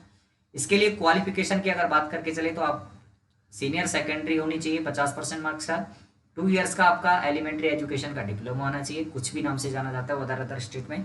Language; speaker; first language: Hindi; native; Hindi